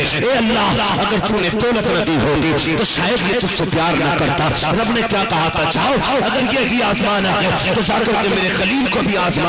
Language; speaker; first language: Hindi; native; Hindi